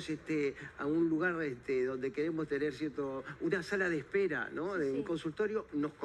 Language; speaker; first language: Spanish; native; Spanish